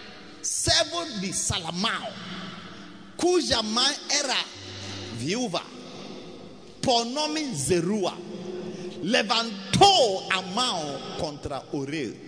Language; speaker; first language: Portuguese; non-native, learner; English